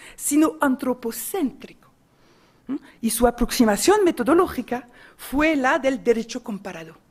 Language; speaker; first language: Spanish; non-native, fluent; French